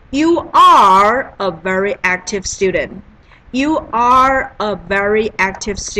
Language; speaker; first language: English; non-native, learner; Chinese